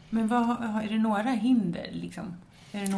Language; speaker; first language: Swedish; native; Swedish